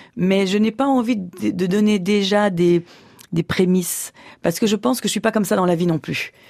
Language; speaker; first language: French; early bilingual, other home language; Portuguese